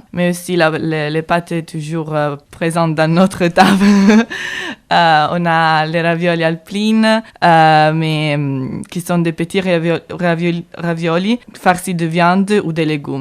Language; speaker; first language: French; non-native, learner; Italian